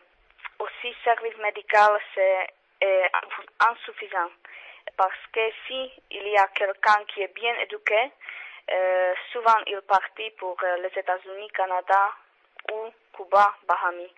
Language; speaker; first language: French; non-native, learner; Czech